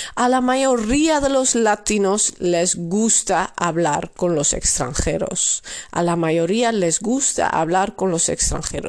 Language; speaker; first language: Spanish; non-native, fluent; Dutch